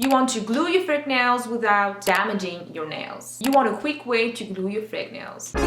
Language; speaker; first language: English; non-native, fluent; French